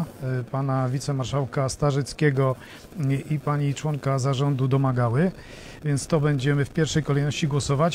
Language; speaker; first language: Polish; native; Polish